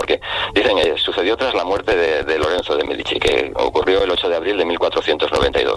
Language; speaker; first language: Spanish; native; Spanish